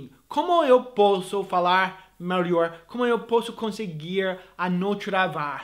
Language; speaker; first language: Portuguese; non-native, fluent; English